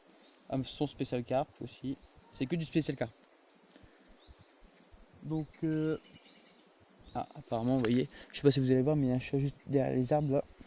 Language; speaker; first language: French; native; French